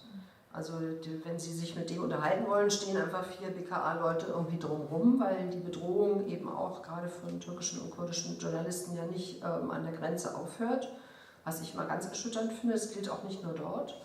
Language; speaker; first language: German; native; German